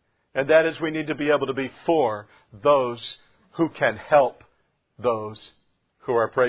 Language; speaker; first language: English; native; English